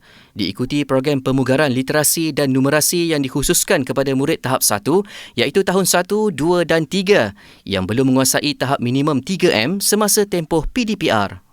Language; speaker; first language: Malay; native; Malay